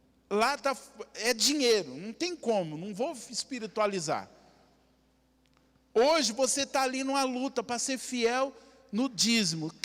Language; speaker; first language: Portuguese; native; Portuguese